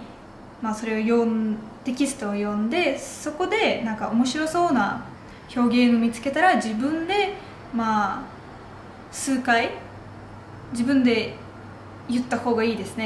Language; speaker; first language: Japanese; non-native, fluent; Russian